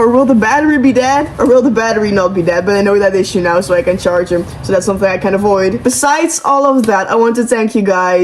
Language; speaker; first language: English; non-native, fluent; Dutch